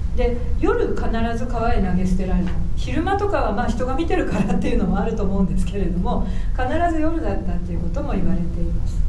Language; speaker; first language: Japanese; native; Japanese